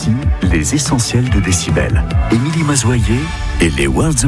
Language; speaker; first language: French; native; French